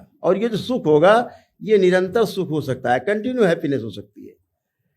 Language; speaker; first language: Hindi; native; Hindi